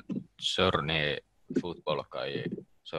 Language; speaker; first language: Russian; non-native, learner; Finnish